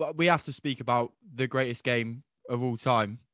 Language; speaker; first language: English; native; English